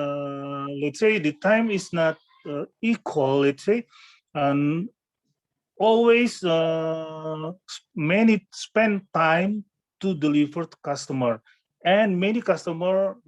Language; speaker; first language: English; non-native, fluent; Indonesian